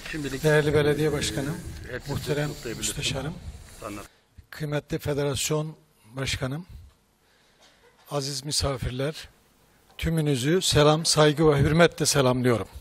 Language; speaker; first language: Turkish; native; Turkish